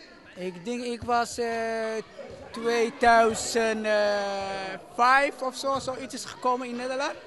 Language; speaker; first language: Dutch; non-native, fluent; Somali